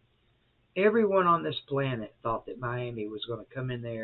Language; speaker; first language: English; native; English